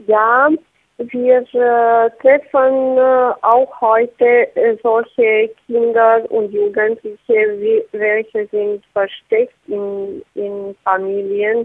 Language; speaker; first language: German; non-native, fluent; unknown